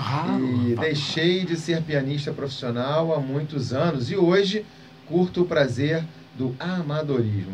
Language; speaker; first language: Portuguese; native; Portuguese